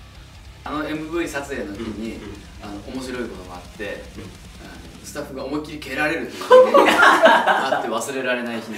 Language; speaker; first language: Japanese; native; Japanese